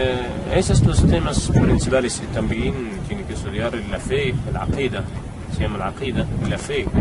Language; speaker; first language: Spanish; non-native, learner; Arabic